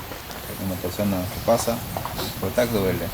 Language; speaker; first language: Spanish; non-native, local second language; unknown